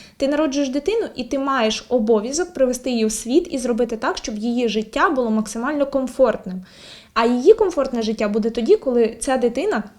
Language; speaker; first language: Ukrainian; native; Ukrainian